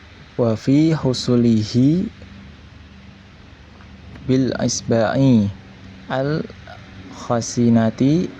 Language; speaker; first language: Arabic; non-native, learner; Indonesian